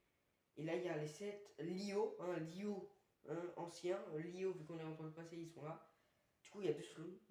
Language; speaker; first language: French; native; French